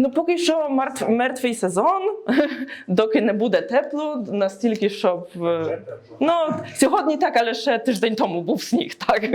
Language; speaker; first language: Polish; non-native, learner; Ukrainian